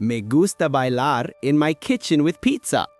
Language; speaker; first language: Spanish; non-native, learner; English